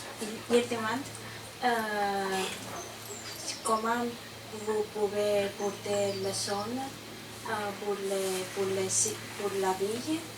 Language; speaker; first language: French; non-native, learner; Chinese